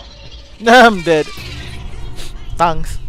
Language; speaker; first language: English; non-native, local second language; Malay